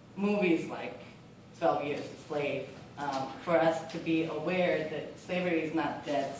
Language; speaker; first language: English; non-native, fluent; Serbian